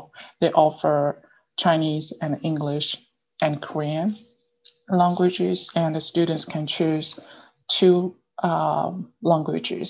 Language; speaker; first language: English; non-native, fluent; Chinese